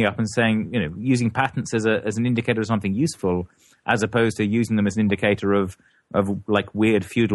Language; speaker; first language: English; native; English